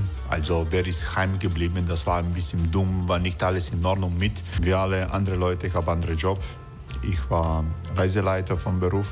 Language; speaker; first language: German; non-native, fluent; Croatian